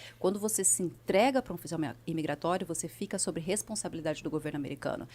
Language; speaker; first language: Portuguese; native; Portuguese